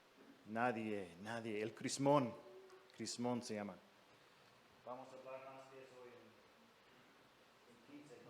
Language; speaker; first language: Spanish; non-native, fluent; English